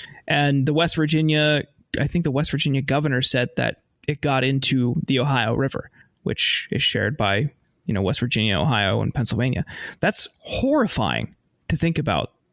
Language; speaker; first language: English; native; English